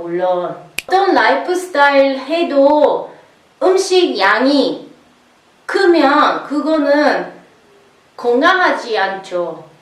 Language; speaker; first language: Korean; non-native, learner; Italian